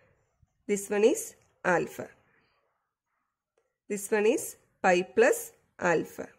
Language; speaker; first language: English; non-native, local second language; Malayalam